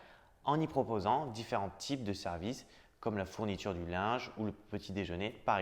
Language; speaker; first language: French; native; French